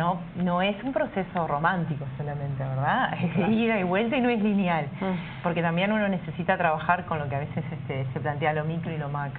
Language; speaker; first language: Spanish; native; Spanish